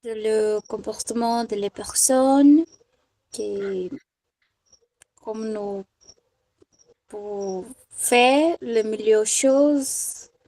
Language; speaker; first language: French; non-native, learner; Portuguese